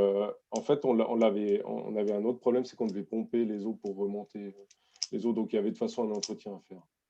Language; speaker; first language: French; native; French